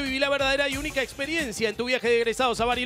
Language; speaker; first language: Spanish; native; Spanish